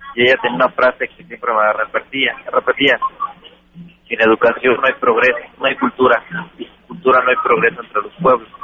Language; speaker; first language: Spanish; native; Spanish